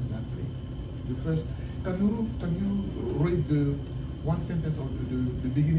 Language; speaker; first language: English; non-native, learner; French